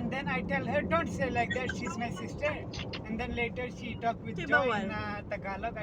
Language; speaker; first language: English; non-native, learner; Hiligaynon